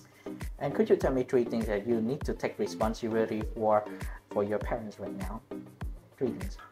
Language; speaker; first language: English; non-native, learner; Vietnamese